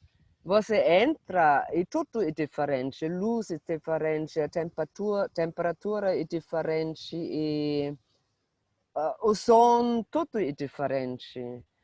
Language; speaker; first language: Portuguese; non-native, fluent; German